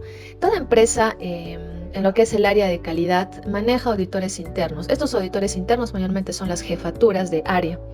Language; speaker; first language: Spanish; native; Spanish